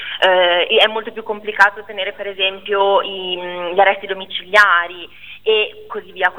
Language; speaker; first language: Italian; native; Italian